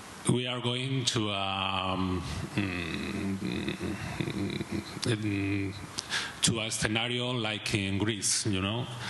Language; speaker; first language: English; non-native, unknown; Spanish